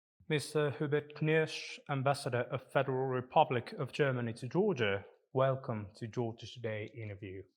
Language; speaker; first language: English; non-native, fluent; Georgian